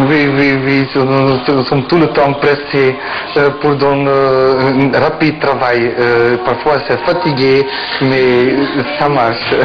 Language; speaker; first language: French; non-native, learner; Turkish